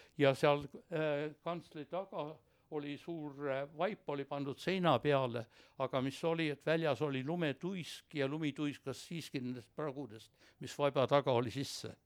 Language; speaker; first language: Estonian; early bilingual, heritage; Estonian